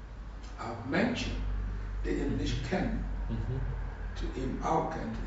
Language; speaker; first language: German; non-native, learner; Russian